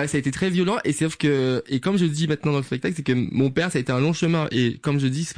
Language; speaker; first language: French; non-native, local second language; Guadeloupean Creole French